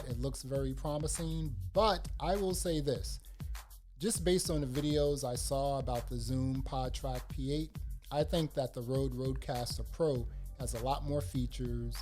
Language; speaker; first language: English; native; English